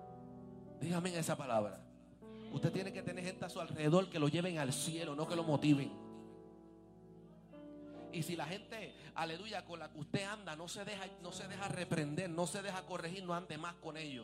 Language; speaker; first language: Spanish; native; Spanish